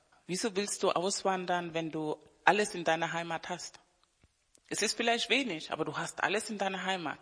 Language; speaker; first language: German; non-native, fluent; Spanish